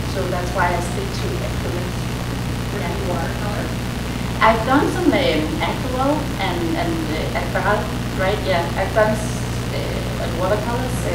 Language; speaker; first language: English; non-native, fluent; Danish